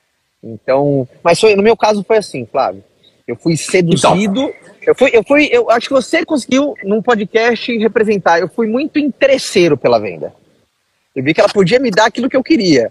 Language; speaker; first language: Portuguese; native; Portuguese